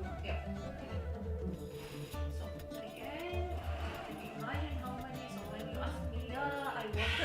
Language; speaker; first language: English; non-native, learner; Arabic